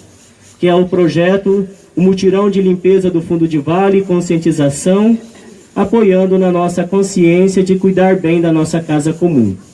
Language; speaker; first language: Portuguese; native; Portuguese